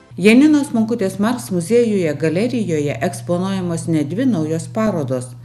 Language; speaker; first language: Lithuanian; native; Lithuanian